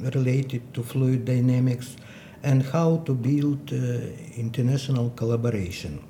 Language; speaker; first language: English; non-native, fluent; Ukrainian